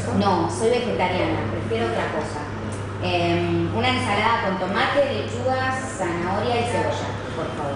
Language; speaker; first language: Spanish; non-native, learner; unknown